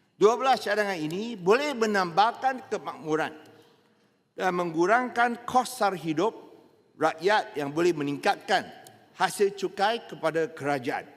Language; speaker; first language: Malay; non-native, local second language; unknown